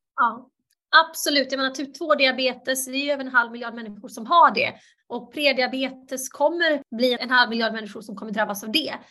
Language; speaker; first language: Swedish; early bilingual, other home language; Bosnian